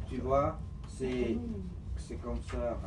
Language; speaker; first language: French; non-native, fluent; Vietnamese